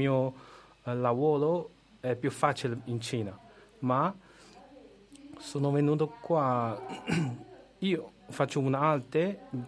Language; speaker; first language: Italian; non-native, learner; Chinese